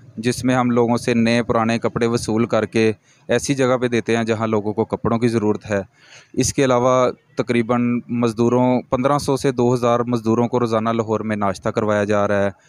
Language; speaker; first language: Urdu; non-native, local second language; Punjabi